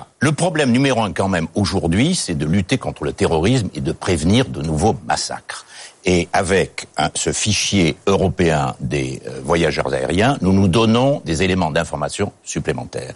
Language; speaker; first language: French; native; French